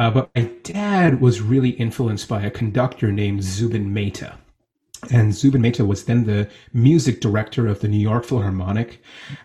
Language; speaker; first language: English; native; English